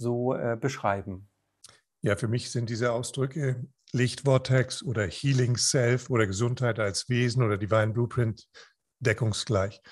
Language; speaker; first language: German; non-native, fluent; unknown